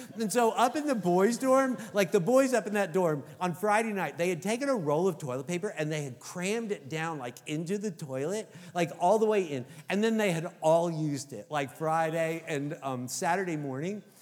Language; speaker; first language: English; native; English